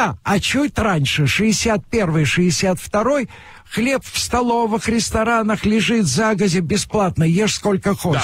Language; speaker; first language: Russian; native; Russian